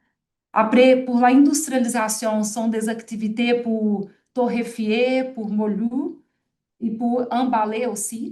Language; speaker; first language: French; non-native, fluent; Portuguese